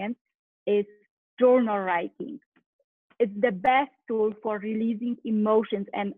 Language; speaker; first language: English; non-native, fluent; Polish